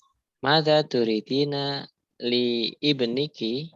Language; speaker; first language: Arabic; non-native, fluent; Indonesian